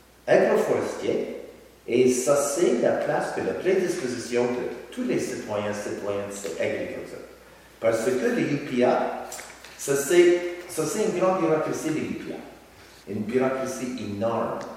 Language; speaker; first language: French; non-native, learner; English